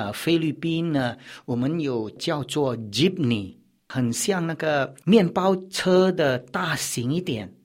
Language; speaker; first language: Chinese; early bilingual, heritage; Chinese